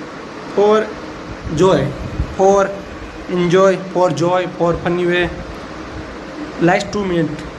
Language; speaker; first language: English; non-native, learner; Hindi